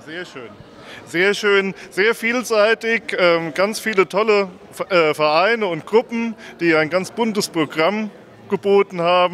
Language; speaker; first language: German; native; German